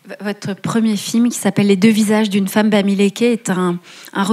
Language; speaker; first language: French; native; French